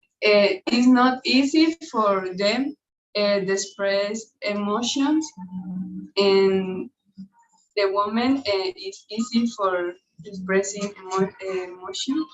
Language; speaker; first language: English; non-native, learner; Spanish